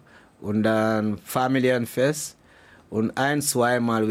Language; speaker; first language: German; non-native, learner; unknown